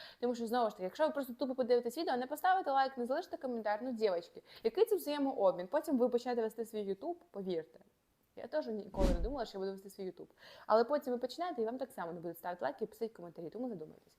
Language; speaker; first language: Ukrainian; native; Ukrainian